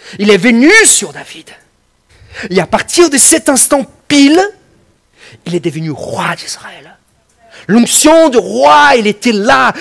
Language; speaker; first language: French; non-native, fluent; Portuguese